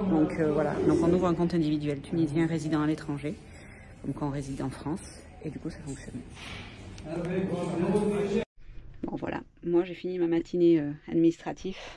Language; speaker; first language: French; native; French